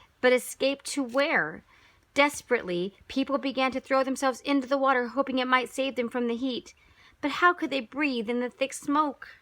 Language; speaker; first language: English; native; English